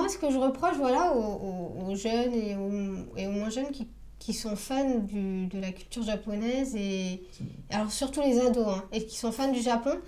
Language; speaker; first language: French; native; French